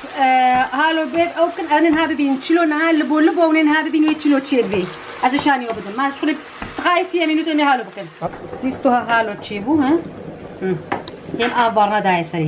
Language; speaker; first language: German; non-native, learner; Kurdish